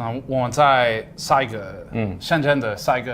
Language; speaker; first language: Chinese; non-native, learner; English